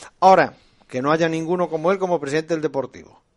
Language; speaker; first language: Spanish; native; Spanish